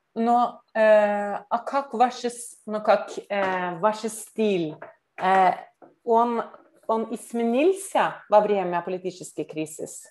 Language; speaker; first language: Russian; non-native, learner; Norwegian